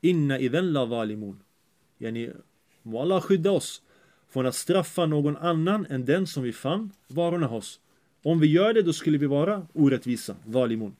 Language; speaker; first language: Swedish; early bilingual, other home language; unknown